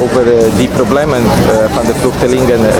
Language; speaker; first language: Dutch; non-native, learner; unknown